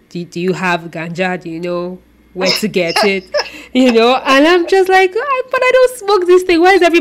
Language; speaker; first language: English; non-native, local second language; Yoruba